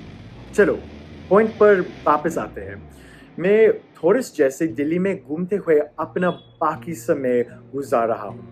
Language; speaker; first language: Hindi; non-native, fluent; English